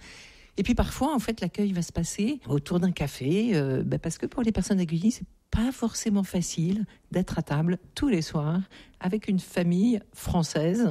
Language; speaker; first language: French; native; French